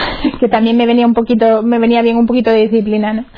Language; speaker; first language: Spanish; native; Spanish